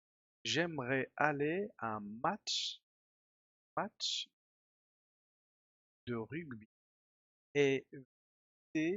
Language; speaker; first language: French; non-native, fluent; Spanish